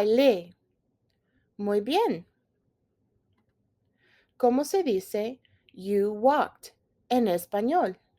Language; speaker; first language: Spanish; non-native, fluent; English